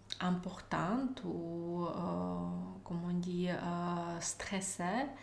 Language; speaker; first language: French; non-native, learner; Czech